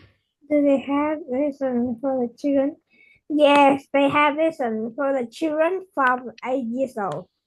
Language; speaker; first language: English; non-native, learner; Vietnamese